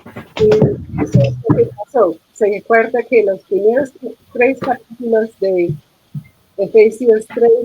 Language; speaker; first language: Spanish; non-native, fluent; English